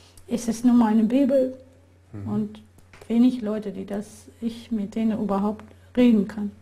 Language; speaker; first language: German; non-native, fluent; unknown